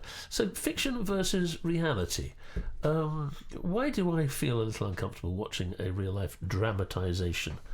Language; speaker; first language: English; native; English